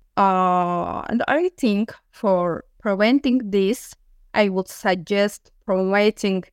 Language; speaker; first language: English; non-native, learner; Azerbaijani